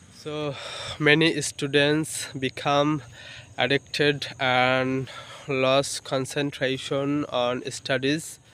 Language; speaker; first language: English; non-native, local second language; Bangla